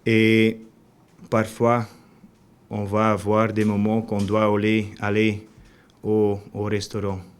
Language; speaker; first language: French; non-native, learner; Dutch